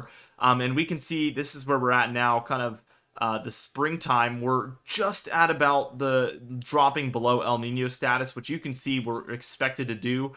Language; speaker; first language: English; native; English